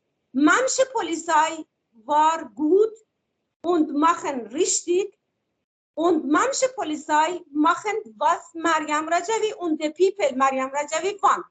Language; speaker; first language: German; non-native, learner; Persian